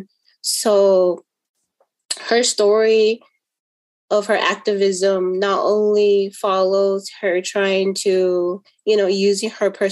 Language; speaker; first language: English; native; English